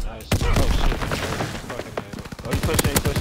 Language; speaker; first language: English; native; English